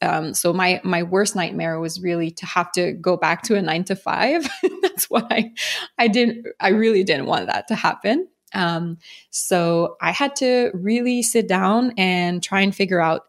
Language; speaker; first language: English; non-native, fluent; French